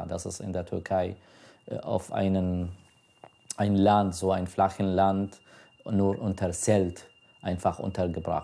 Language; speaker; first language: German; non-native, fluent; Kurdish